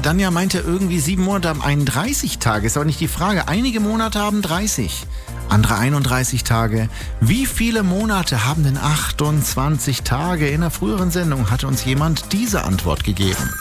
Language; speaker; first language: German; native; German